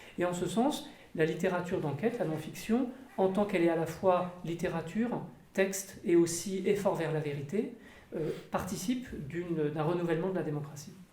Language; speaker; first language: French; native; French